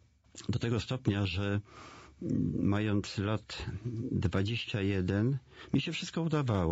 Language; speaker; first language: Polish; native; Polish